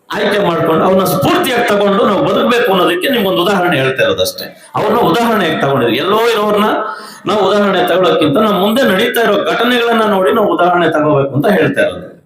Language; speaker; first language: Kannada; native; Kannada